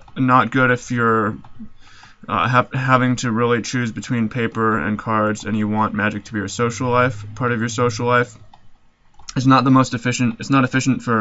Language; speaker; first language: English; native; English